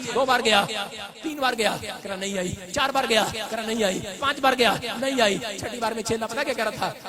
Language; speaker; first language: Hindi; non-native, local second language; Punjabi